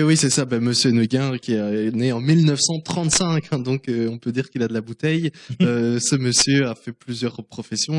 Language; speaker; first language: French; native; French